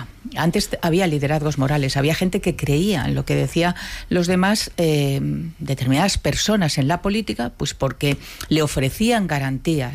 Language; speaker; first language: Spanish; native; Spanish